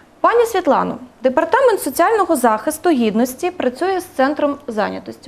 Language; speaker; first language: Ukrainian; native; Ukrainian